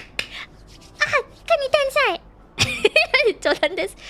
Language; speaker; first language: Japanese; non-native, learner; Filipino